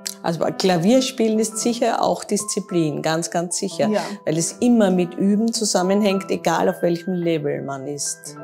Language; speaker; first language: German; native; German